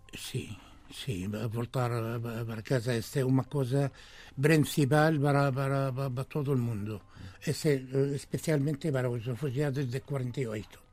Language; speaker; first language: Portuguese; non-native, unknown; Arabic